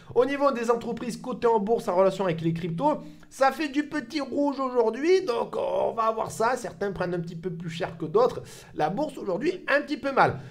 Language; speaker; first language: French; native; French